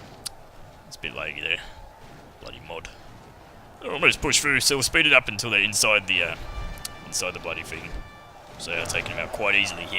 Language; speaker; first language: English; native; English